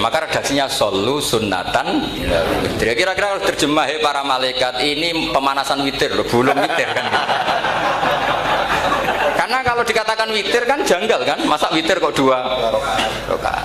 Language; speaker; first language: Indonesian; non-native, local second language; Javanese